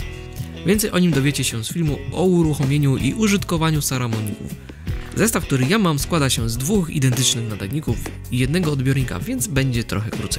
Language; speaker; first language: Polish; native; Polish